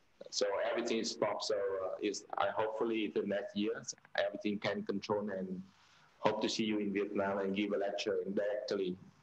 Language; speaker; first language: English; non-native, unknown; Vietnamese